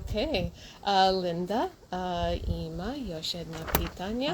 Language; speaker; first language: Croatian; non-native, learner; English